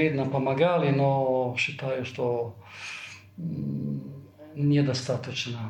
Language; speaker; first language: Russian; non-native, fluent; Italian